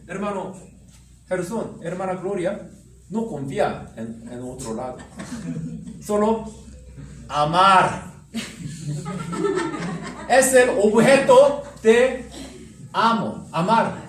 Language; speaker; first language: Spanish; non-native, learner; Korean